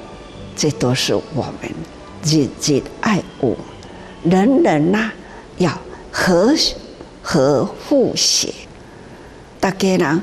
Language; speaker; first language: Chinese; non-native, local second language; Min Nan Chinese